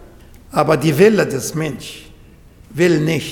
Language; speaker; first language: German; non-native, learner; Arabic